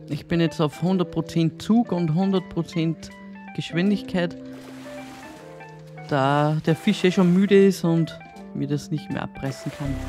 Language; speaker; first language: German; native; German